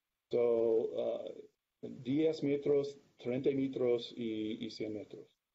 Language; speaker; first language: Spanish; non-native, learner; English